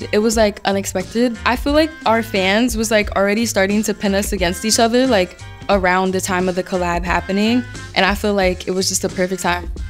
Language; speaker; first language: English; native; English